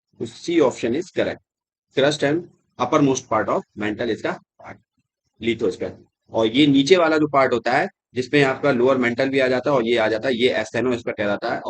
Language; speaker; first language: Hindi; native; Hindi